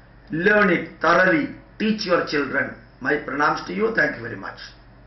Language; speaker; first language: English; non-native, local second language; Malayalam